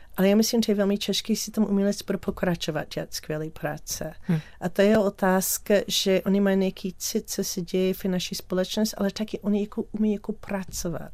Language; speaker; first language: Czech; non-native, learner; English